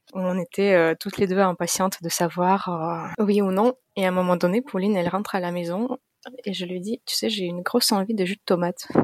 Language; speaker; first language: French; non-native, fluent; Russian